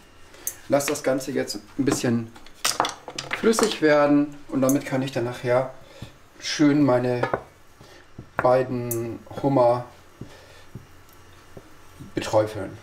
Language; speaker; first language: German; native; German